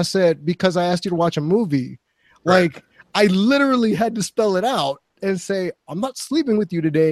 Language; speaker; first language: English; native; English